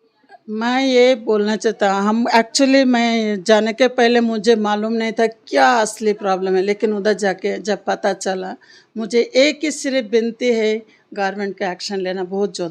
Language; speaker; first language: Hindi; non-native, local second language; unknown